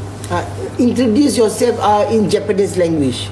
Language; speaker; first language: English; non-native, local second language; Malay